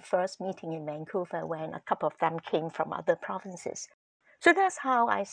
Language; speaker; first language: English; non-native, local second language; Cantonese